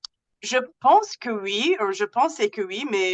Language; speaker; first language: French; non-native, learner; English